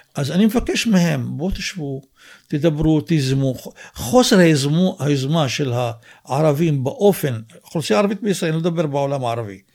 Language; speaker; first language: Hebrew; non-native, local second language; Arabic